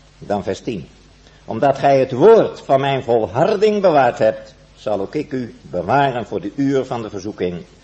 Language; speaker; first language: Dutch; native; Dutch